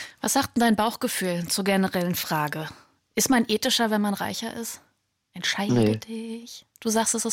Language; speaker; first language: German; native; German